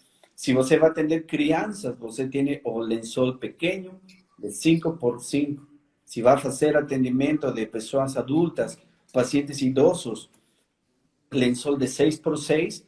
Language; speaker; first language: Portuguese; non-native, fluent; Spanish